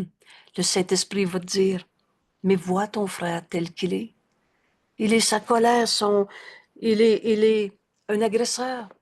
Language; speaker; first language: French; native; French